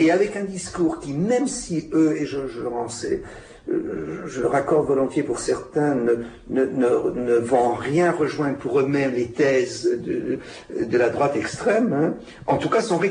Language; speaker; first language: French; native; French